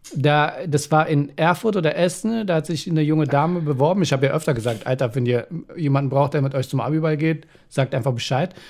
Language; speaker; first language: German; early bilingual, other home language; Persian